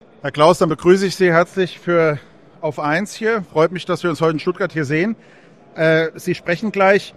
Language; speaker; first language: German; native; German